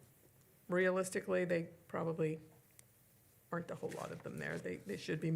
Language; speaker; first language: English; native; English